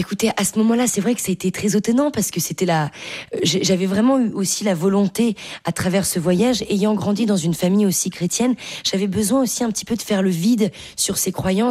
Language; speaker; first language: French; native; French